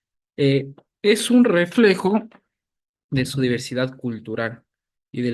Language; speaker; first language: Spanish; native; Spanish